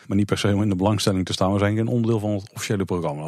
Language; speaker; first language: Dutch; native; Dutch